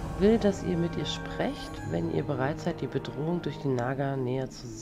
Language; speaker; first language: German; native; German